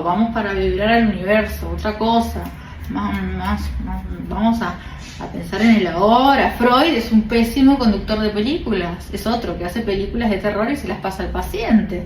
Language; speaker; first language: Spanish; native; Spanish